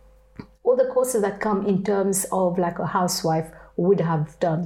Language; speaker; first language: English; non-native, fluent; French